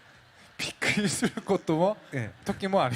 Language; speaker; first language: Japanese; non-native, learner; Korean